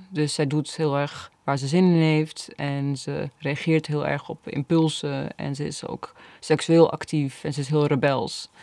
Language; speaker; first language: Dutch; early bilingual, other home language; Bosnian